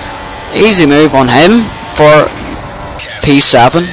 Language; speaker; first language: English; native; English